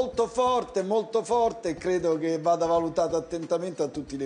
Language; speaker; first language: Italian; native; Italian